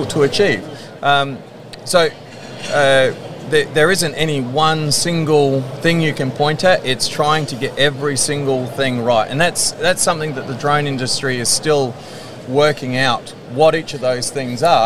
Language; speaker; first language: English; native; English